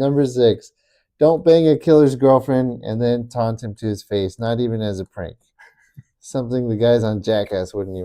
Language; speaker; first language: English; native; English